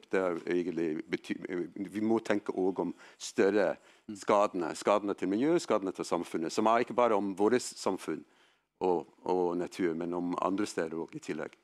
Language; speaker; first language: Norwegian; non-native, fluent; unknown